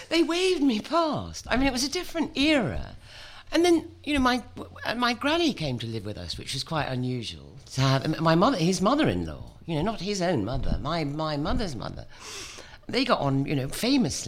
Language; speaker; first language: English; native; English